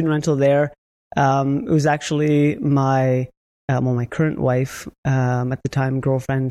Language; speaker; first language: English; native; English